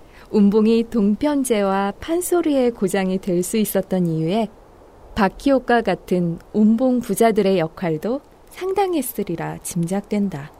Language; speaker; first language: Korean; native; Korean